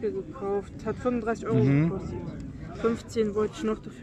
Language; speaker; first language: German; native; German